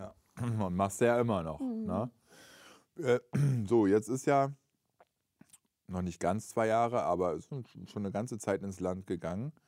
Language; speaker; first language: German; native; German